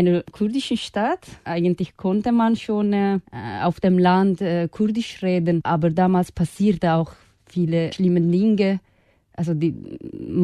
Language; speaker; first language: German; non-native, fluent; Kurdish